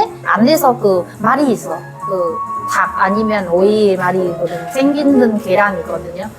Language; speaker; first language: Korean; non-native, learner; Vietnamese